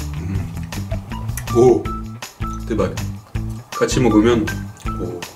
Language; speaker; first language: Korean; non-native, learner; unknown